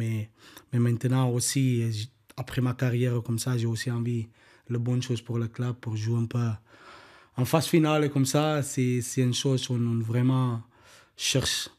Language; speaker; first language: French; non-native, learner; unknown